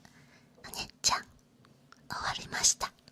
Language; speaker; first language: Japanese; non-native, learner; Chinese